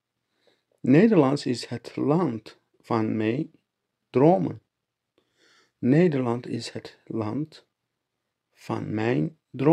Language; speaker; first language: Dutch; non-native, learner; Turkish